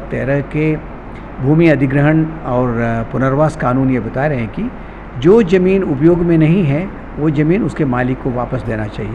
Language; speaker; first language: Hindi; native; Hindi